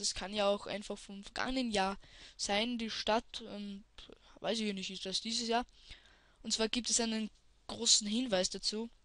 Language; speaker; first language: German; native; German